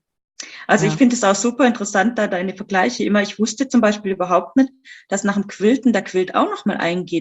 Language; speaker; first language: German; native; German